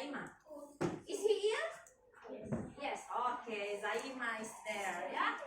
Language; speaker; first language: English; non-native, learner; Indonesian